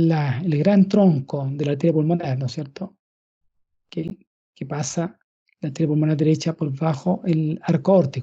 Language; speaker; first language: Spanish; native; Spanish